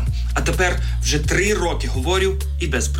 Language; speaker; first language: Ukrainian; non-native, fluent; English